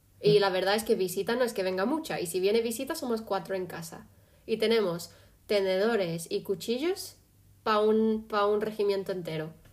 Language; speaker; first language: Spanish; early bilingual, other home language; English